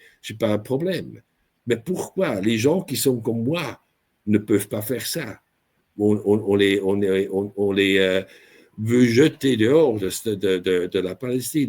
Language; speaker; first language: French; non-native, local second language; German